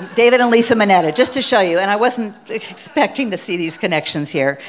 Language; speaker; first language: English; native; English